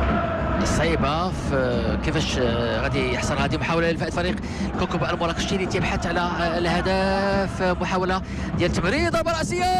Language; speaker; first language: Arabic; native; Arabic